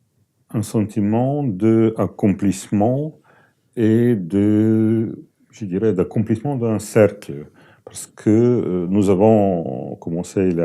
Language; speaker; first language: French; non-native, fluent; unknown